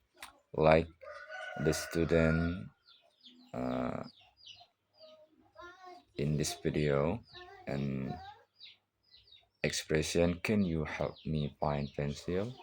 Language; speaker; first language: English; non-native, learner; Indonesian